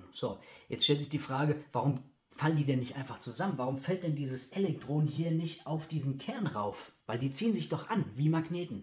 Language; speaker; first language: German; native; German